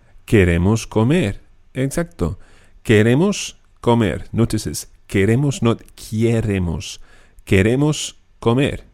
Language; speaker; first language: Spanish; non-native, fluent; English